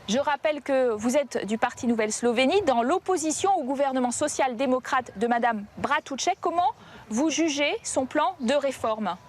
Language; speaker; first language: French; native; French